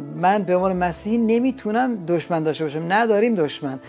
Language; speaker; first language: Persian; non-native, local second language; Armenian